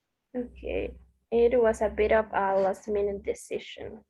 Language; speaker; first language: English; non-native, learner; Spanish